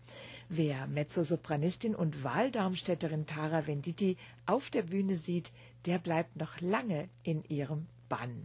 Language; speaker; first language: German; native; German